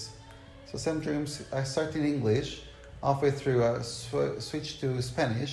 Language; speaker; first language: English; non-native, fluent; Portuguese